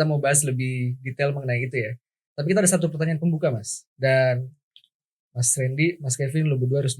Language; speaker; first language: Indonesian; native; Indonesian